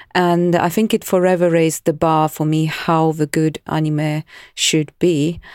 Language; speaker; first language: English; non-native, fluent; Russian